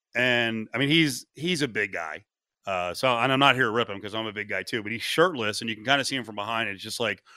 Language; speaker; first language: English; native; English